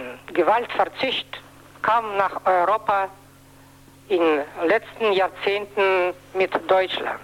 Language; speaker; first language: German; non-native, fluent; Russian